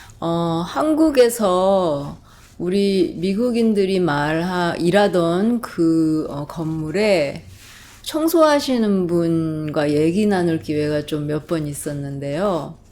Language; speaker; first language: Korean; non-native, fluent; English